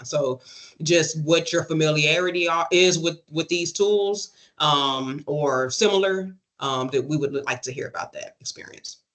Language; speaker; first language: English; native; English